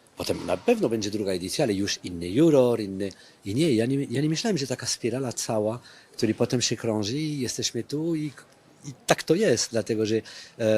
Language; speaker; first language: Polish; non-native, fluent; French